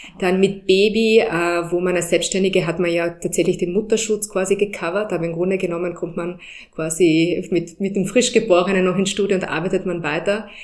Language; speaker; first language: German; early bilingual, heritage; German